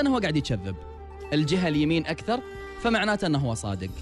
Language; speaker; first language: Arabic; native; Arabic